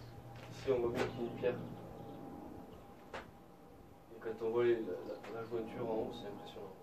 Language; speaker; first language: French; native; French